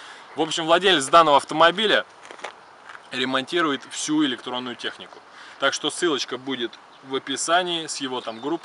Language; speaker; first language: Russian; native; Russian